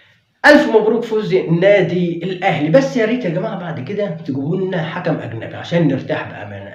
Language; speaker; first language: Arabic; native; Arabic